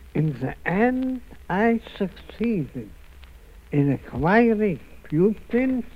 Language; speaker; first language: English; non-native, fluent; German